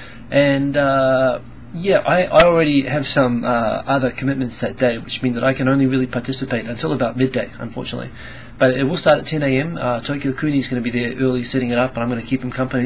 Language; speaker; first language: English; native; English